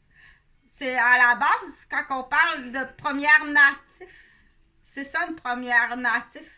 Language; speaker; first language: French; native; French